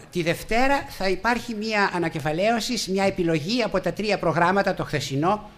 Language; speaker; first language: Greek; native; Greek